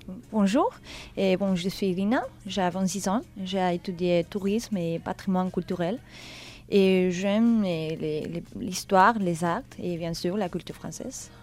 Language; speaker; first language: French; non-native, learner; Spanish